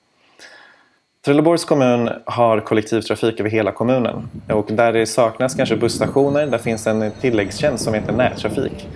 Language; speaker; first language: Swedish; native; Swedish